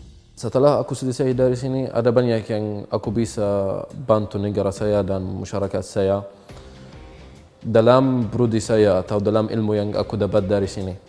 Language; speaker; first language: Indonesian; non-native, fluent; Arabic